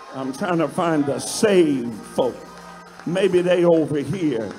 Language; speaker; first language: English; native; English